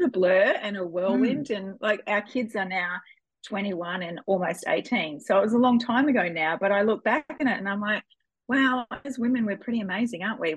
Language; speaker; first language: English; native; English